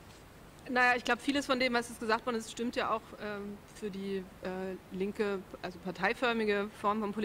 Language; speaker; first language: German; native; German